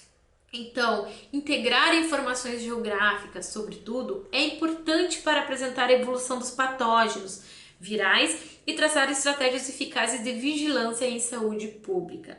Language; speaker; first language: Portuguese; native; Portuguese